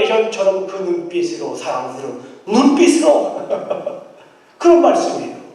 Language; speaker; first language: Korean; native; Korean